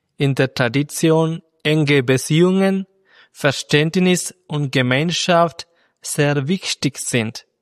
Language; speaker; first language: German; non-native, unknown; Malayalam